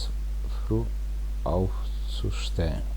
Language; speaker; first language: German; non-native, fluent; Bosnian